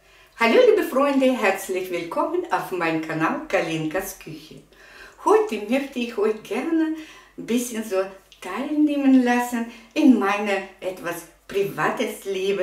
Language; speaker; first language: German; non-native, fluent; Russian